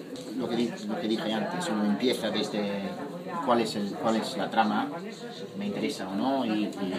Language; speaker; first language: Spanish; non-native, fluent; English